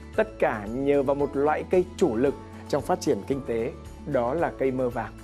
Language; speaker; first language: Vietnamese; native; Vietnamese